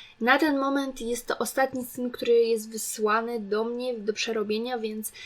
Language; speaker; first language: Polish; native; Polish